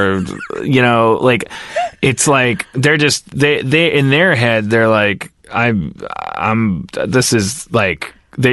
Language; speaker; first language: English; native; English